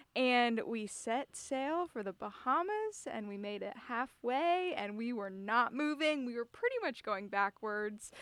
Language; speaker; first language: English; native; English